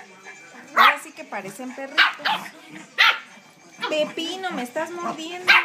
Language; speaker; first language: Spanish; native; Spanish